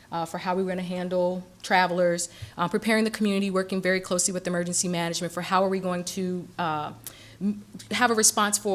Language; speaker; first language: English; native; English